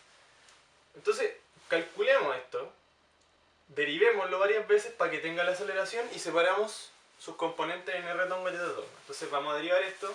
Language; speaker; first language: Spanish; native; Spanish